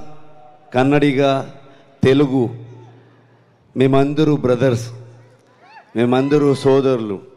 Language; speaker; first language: Telugu; non-native, learner; Kannada